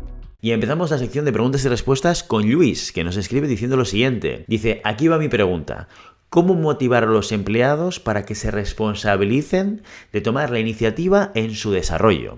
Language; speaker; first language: Spanish; native; Spanish